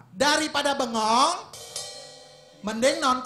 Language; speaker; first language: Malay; non-native, local second language; Balinese